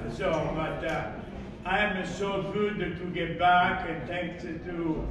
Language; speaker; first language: English; non-native, fluent; French